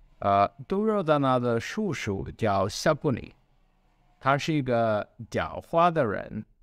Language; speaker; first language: Chinese; non-native, learner; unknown